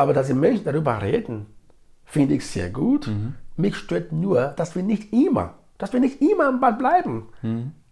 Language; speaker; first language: German; non-native, fluent; Bini